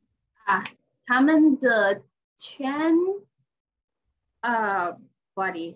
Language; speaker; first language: Chinese; non-native, learner; English